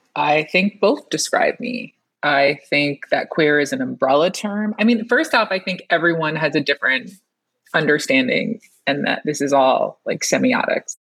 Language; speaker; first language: English; early bilingual, other home language; Persian